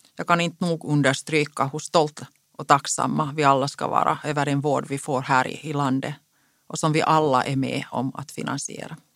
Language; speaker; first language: Swedish; non-native, local second language; Finnish